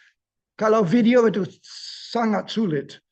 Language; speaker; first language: Indonesian; non-native, fluent; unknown